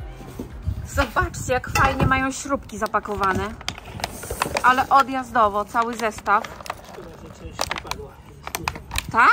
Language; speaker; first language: Polish; native; Polish